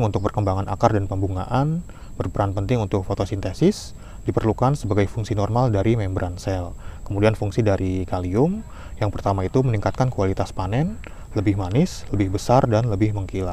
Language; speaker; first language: Indonesian; native; Indonesian